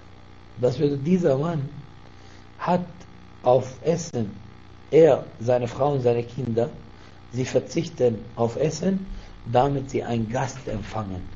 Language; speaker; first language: German; non-native, fluent; Arabic